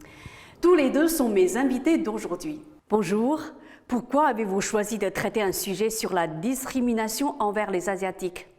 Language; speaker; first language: French; native; French